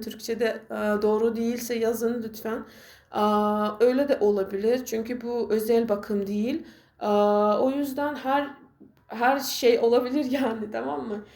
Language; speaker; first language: Turkish; non-native, fluent; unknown